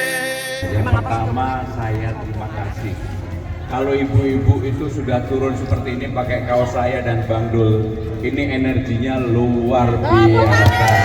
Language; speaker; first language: Indonesian; native; Indonesian